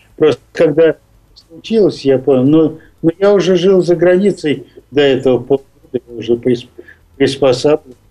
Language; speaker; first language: Russian; native; Russian